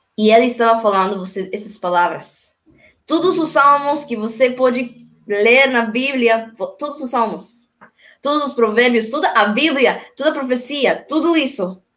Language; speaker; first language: Portuguese; non-native, learner; Spanish